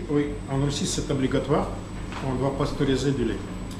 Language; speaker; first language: French; non-native, learner; Russian